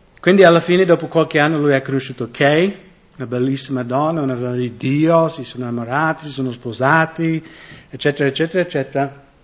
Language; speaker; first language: Italian; non-native, fluent; English